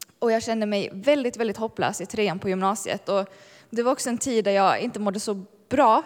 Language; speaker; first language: Swedish; native; Swedish